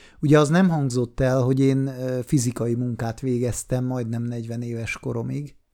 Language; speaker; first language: Hungarian; non-native, fluent; Swiss German